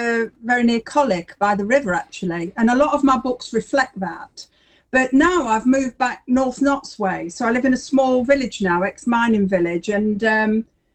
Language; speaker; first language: English; native; English